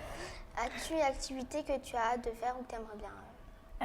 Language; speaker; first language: French; native; French